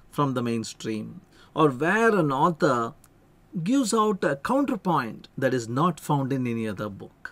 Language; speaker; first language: English; non-native, local second language; Tamil